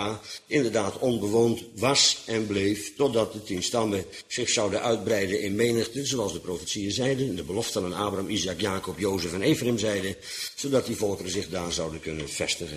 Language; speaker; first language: Dutch; native; Dutch